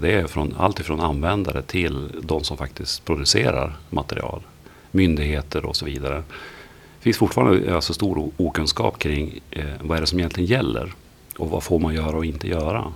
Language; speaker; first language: Swedish; native; Swedish